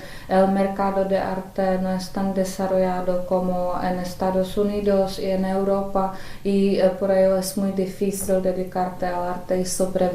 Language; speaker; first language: Spanish; non-native, fluent; Czech